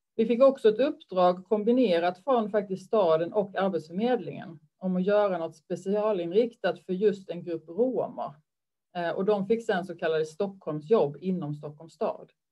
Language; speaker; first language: Swedish; native; Swedish